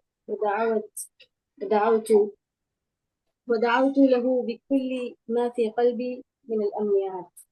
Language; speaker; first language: Arabic; non-native, learner; Urdu